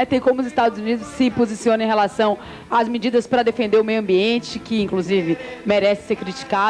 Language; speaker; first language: Portuguese; native; Portuguese